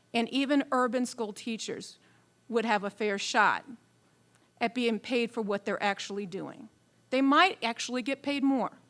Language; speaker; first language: English; native; English